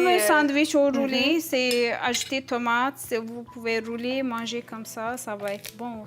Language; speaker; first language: French; non-native, learner; Turkish